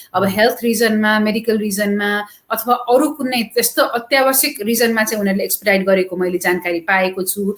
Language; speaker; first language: Nepali; native; Nepali